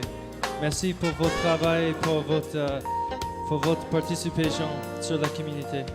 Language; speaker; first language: French; non-native, learner; English